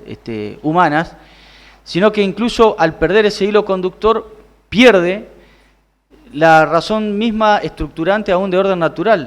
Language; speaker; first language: Spanish; native; Spanish